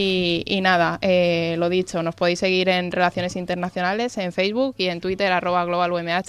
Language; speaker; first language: Spanish; native; Spanish